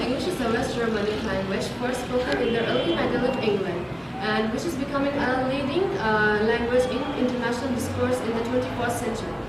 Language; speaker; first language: English; non-native, learner; Arabic